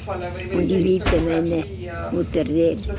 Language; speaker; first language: German; non-native, learner; Estonian